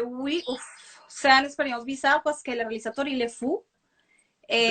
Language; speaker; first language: French; non-native, fluent; Spanish